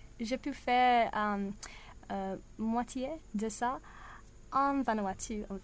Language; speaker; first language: French; non-native, learner; English